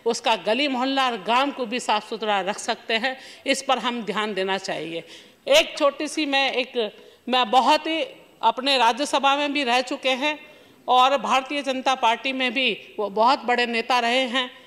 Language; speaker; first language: Hindi; native; Hindi